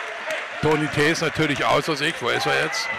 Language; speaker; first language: German; native; German